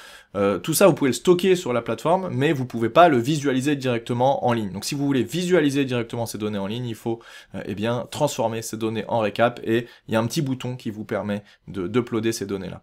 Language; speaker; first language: French; native; French